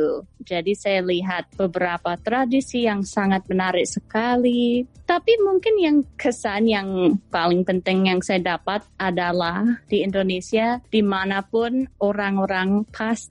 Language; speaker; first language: Indonesian; non-native, fluent; English